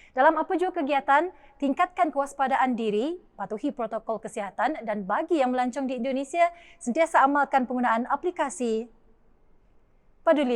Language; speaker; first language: Malay; native; Malay